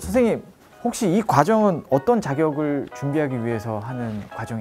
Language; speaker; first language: Korean; native; Korean